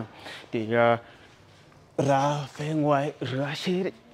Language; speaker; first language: Vietnamese; non-native, learner; Portuguese